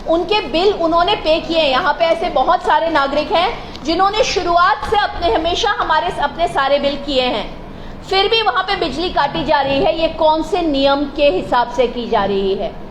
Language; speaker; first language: Hindi; non-native, local second language; Marathi